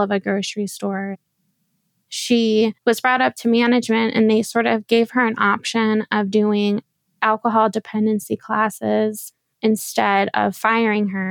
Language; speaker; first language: English; native; English